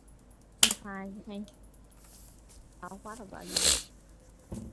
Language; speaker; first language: English; non-native, learner; Vietnamese